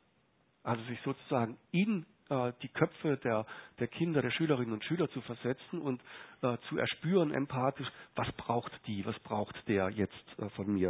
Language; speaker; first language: German; native; German